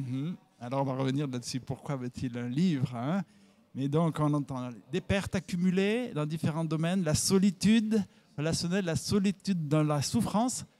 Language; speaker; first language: French; native; French